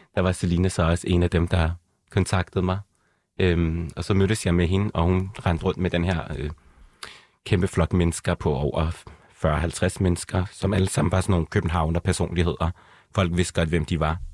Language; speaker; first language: Danish; early bilingual, other home language; Arabic